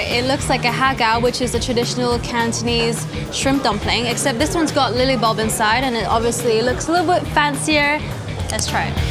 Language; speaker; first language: English; non-native, local second language; Cantonese